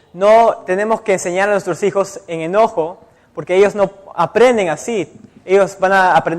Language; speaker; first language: Spanish; native; Spanish